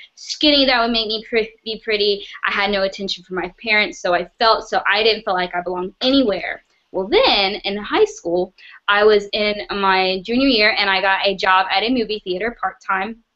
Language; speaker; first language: English; native; English